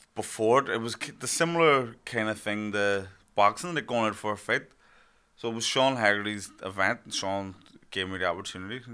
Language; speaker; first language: English; native; English